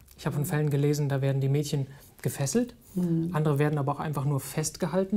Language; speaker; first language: German; native; German